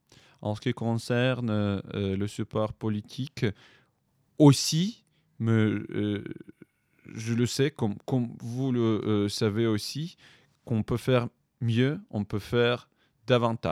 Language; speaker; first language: French; non-native, fluent; Ukrainian